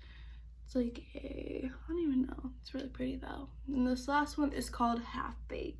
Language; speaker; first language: English; native; English